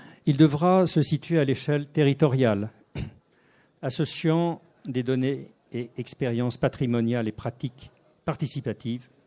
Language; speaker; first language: French; native; French